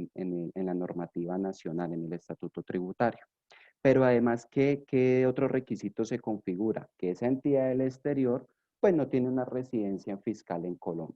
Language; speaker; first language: Spanish; native; Spanish